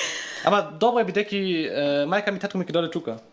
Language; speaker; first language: Macedonian; non-native, learner; German